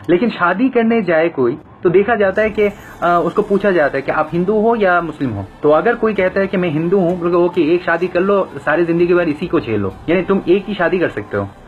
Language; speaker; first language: Hindi; non-native, fluent; Bangla